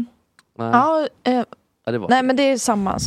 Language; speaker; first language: Swedish; native; Swedish